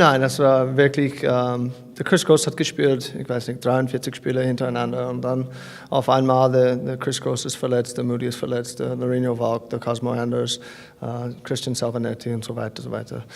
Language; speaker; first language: German; non-native, fluent; English